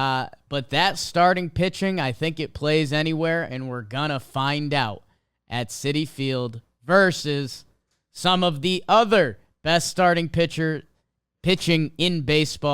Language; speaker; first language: English; native; English